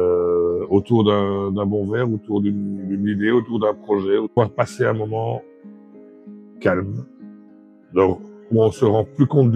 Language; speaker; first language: French; native; French